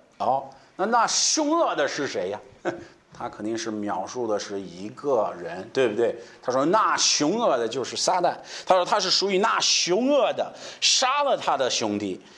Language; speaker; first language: Chinese; non-native, fluent; English